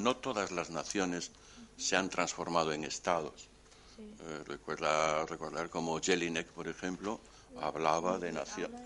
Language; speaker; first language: Spanish; native; Spanish